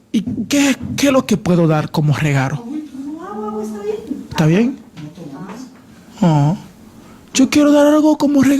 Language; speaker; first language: Spanish; non-native, learner; Haitian Creole